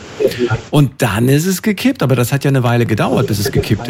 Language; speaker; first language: German; native; German